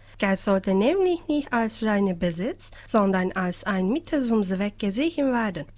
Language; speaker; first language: German; non-native, fluent; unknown